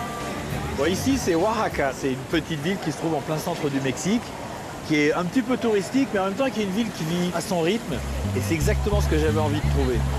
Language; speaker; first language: French; native; French